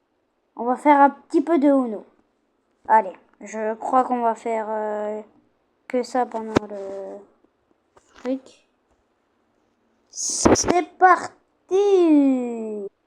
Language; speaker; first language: French; native; French